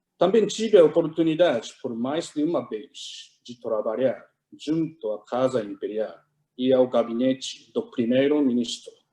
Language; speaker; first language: Portuguese; non-native, fluent; Japanese